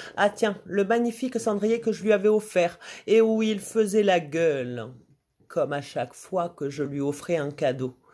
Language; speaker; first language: French; native; French